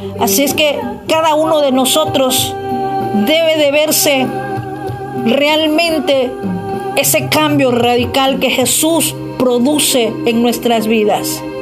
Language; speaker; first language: Spanish; native; Spanish